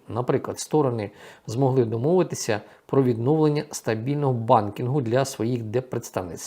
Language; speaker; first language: Ukrainian; native; Ukrainian